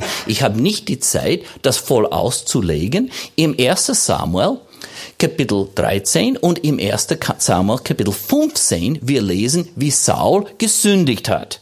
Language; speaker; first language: German; non-native, fluent; English